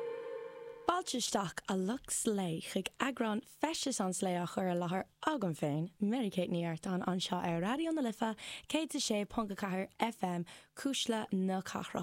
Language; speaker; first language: Irish; non-native, local second language; English